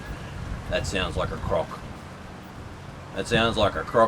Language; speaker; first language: English; native; English